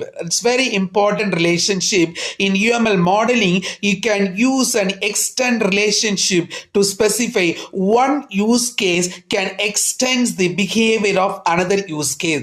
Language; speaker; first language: English; non-native, local second language; Tamil